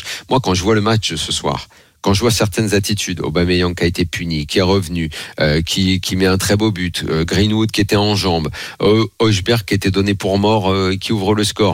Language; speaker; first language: French; native; French